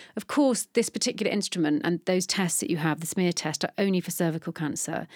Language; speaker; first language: English; native; English